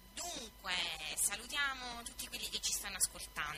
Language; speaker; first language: Italian; native; Italian